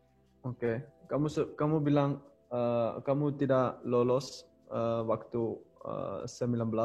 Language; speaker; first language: Indonesian; non-native, learner; Dutch